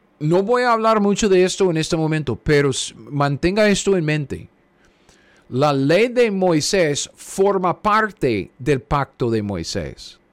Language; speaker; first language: Spanish; non-native, fluent; English